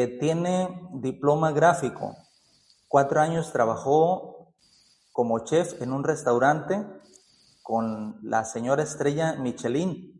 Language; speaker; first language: Spanish; native; Spanish